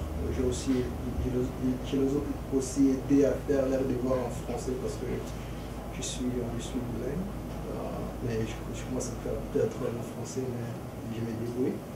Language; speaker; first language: French; early bilingual, other home language; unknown